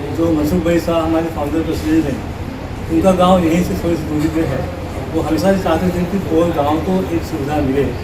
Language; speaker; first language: Hindi; non-native, local second language; Marathi